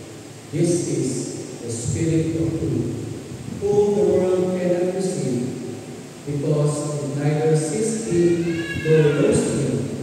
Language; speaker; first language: English; non-native, local second language; Filipino